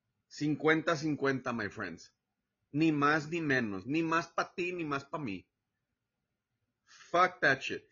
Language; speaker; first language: Spanish; early bilingual, heritage; Spanish